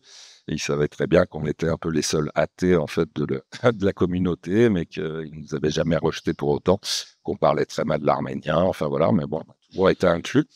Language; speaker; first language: French; native; French